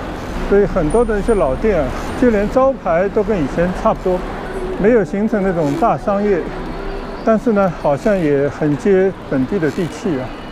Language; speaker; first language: Chinese; non-native, local second language; Cantonese